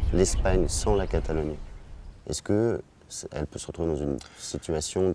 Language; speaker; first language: French; native; French